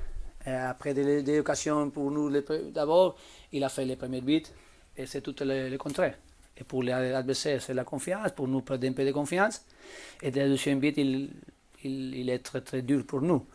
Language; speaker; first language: French; non-native, learner; Spanish